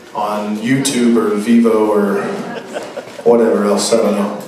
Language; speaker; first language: English; native; English